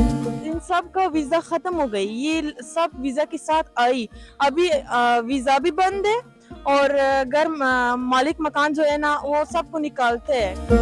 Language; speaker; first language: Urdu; non-native, learner; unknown